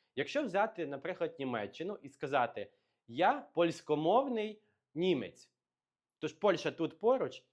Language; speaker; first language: Ukrainian; native; Ukrainian